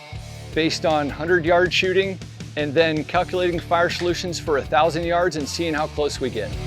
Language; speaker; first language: English; native; English